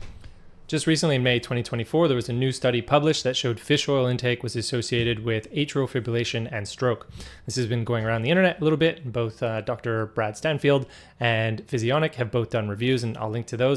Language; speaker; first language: English; native; English